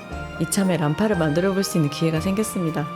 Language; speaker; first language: Korean; native; Korean